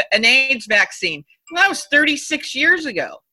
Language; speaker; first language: English; non-native, fluent; Japanese